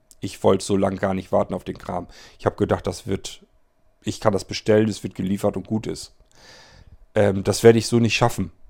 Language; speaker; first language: German; native; German